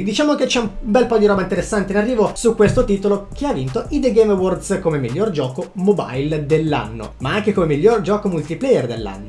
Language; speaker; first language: Italian; native; Italian